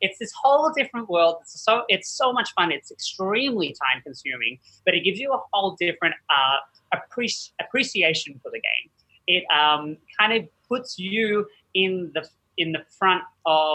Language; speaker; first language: English; native; English